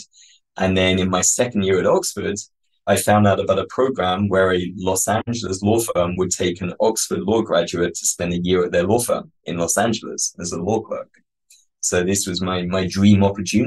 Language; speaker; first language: English; native; English